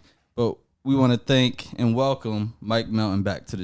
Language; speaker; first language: English; native; English